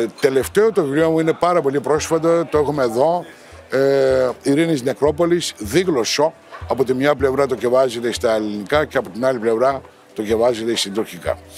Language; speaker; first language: Greek; non-native, local second language; Turkish